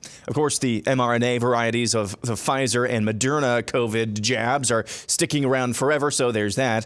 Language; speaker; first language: English; native; English